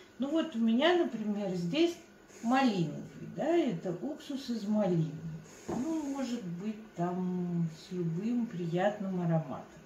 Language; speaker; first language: Russian; native; Russian